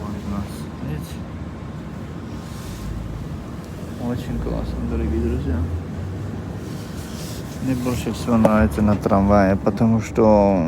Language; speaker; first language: Russian; non-native, fluent; Tajik